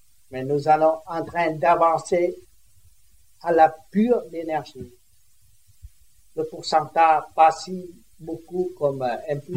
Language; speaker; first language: French; non-native, learner; Vietnamese